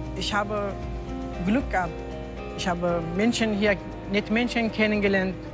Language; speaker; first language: German; non-native, learner; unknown